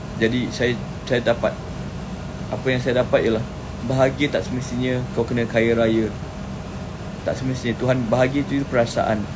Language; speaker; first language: Malay; native; Malay